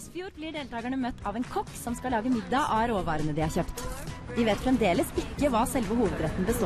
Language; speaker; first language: Norwegian; native; Norwegian